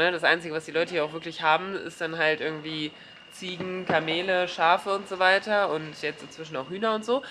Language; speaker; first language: German; native; German